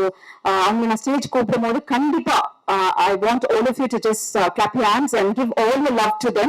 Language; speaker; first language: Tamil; native; Tamil